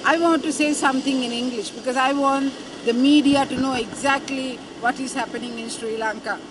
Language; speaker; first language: English; non-native, local second language; Sinhala